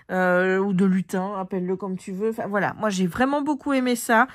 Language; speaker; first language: French; native; French